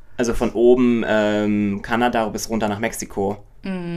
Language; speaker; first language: German; native; German